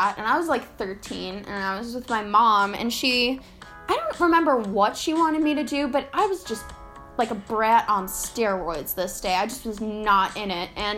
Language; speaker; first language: English; native; English